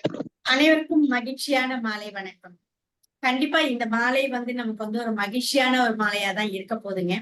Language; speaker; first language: Tamil; native; Tamil